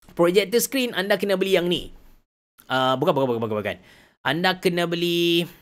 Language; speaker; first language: Malay; native; Malay